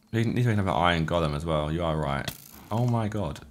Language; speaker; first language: English; native; English